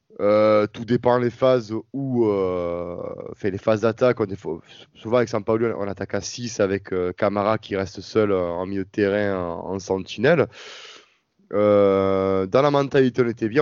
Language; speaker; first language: French; native; French